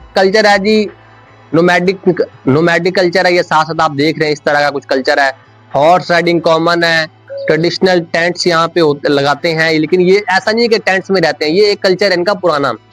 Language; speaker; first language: Urdu; non-native, local second language; Punjabi